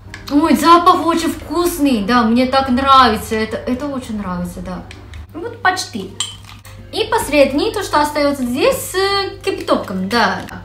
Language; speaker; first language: Russian; non-native, fluent; Japanese